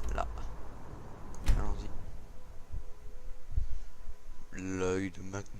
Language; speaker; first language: French; native; French